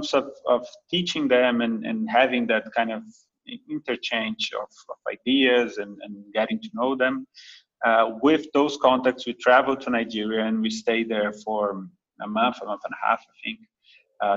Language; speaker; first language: English; non-native, fluent; Portuguese